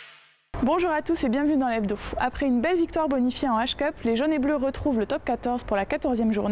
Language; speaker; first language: French; native; French